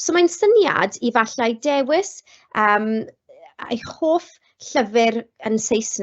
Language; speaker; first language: Welsh; non-native, local second language; English